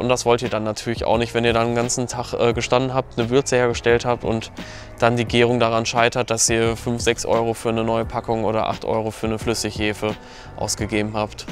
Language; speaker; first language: German; native; German